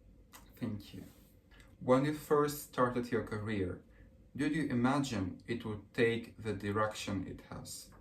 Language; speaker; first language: English; early bilingual, other home language; Russian